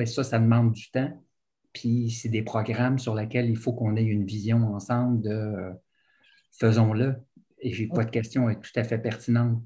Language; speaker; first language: French; native; French